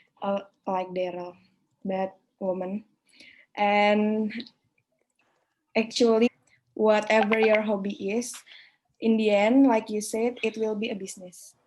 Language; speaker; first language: English; non-native, learner; Indonesian